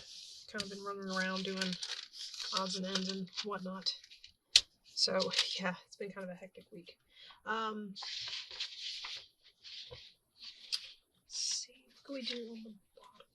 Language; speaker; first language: English; native; English